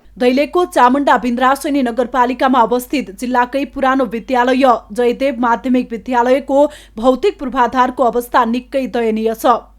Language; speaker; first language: Nepali; native; Nepali